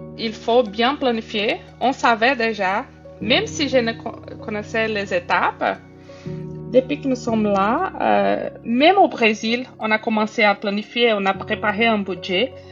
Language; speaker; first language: French; non-native, fluent; Portuguese